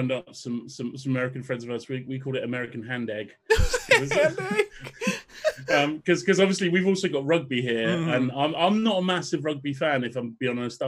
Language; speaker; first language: English; native; English